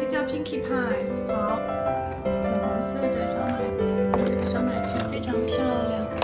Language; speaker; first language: Chinese; native; Chinese